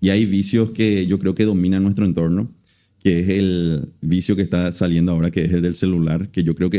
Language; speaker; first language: Spanish; native; Spanish